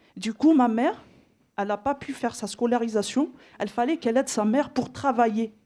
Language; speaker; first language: French; non-native, local second language; Kabyle